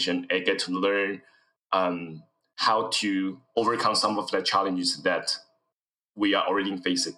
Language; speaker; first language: English; non-native, fluent; Chinese